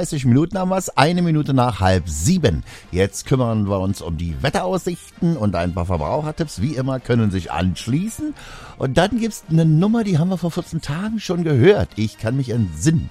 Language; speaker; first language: German; native; German